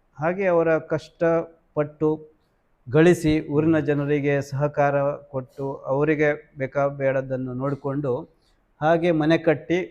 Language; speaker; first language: Kannada; non-native, local second language; Marathi